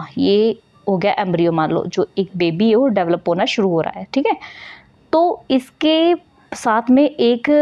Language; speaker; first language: Hindi; native; Hindi